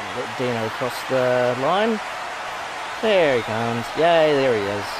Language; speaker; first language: English; native; English